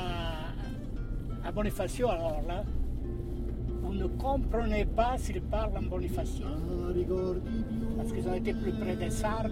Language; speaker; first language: French; non-native, local second language; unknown